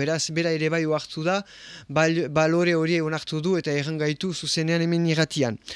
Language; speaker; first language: Basque; early bilingual, heritage; Basque